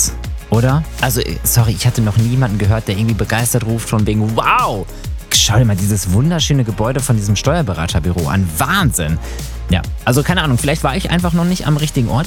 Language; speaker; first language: German; native; German